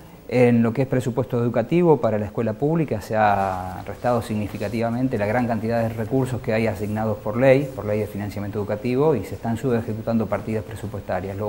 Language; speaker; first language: Spanish; native; Spanish